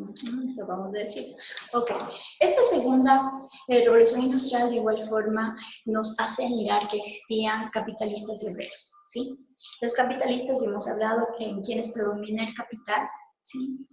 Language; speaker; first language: Spanish; native; Spanish